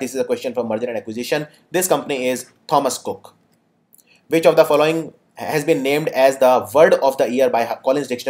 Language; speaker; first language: English; non-native, local second language; Hindi